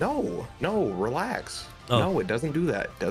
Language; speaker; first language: English; native; English